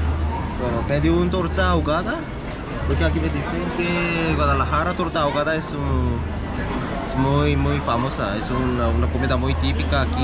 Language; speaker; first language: Spanish; non-native, learner; Korean